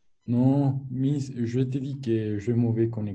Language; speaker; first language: French; non-native, learner; Spanish